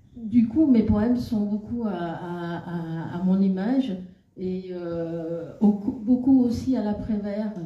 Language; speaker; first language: French; non-native, fluent; Khmer